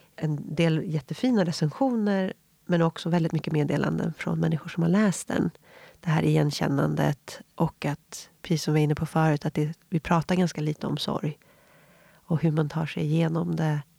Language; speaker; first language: Swedish; native; Swedish